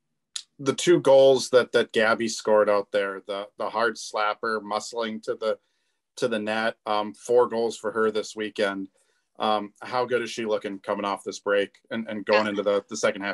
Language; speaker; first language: English; native; English